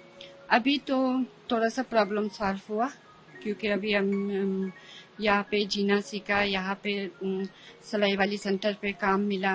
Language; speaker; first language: Hindi; non-native, fluent; Persian